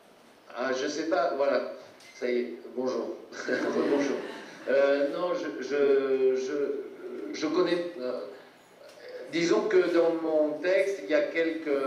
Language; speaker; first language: French; native; French